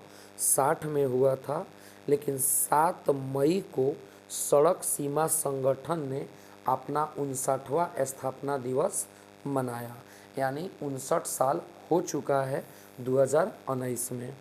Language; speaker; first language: Hindi; native; Hindi